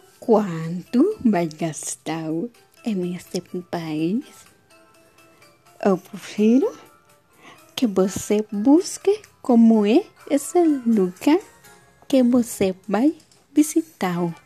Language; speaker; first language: Portuguese; non-native, learner; Spanish